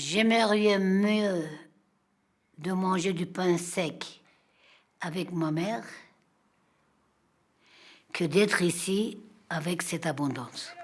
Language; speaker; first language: French; non-native, fluent; Armenian